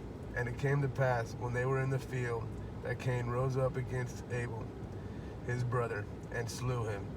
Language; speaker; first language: English; native; English